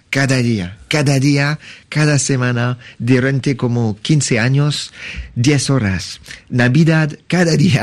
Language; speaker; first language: Spanish; non-native, learner; French